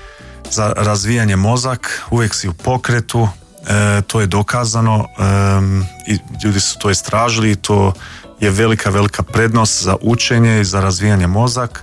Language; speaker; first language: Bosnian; early bilingual, heritage; Croatian